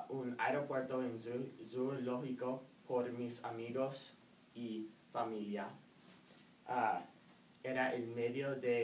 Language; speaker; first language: Spanish; non-native, learner; English